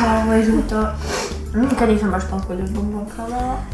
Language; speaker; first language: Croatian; early bilingual, heritage; English